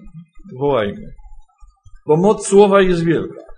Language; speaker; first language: Polish; native; Polish